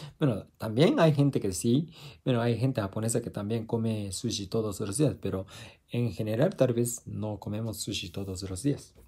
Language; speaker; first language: Spanish; non-native, fluent; Japanese